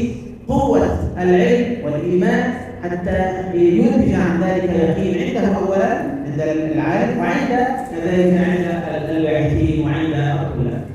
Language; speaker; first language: Arabic; native; Arabic